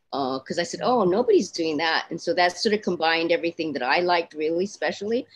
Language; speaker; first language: English; native; English